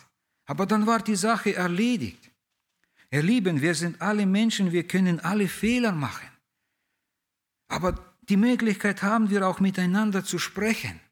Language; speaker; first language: German; non-native, fluent; Russian